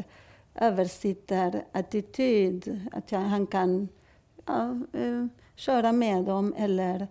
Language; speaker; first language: Swedish; non-native, fluent; Spanish